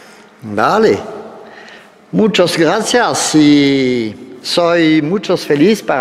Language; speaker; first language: Spanish; non-native, learner; French